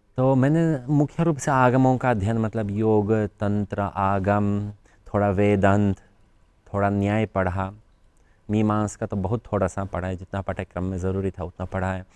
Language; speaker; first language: Hindi; non-native, fluent; Polish